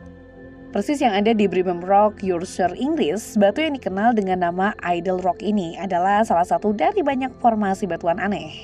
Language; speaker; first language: Indonesian; native; Indonesian